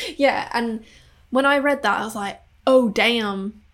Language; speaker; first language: English; non-native, local second language; Cantonese